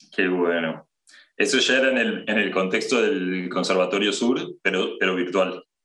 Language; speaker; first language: Spanish; native; Spanish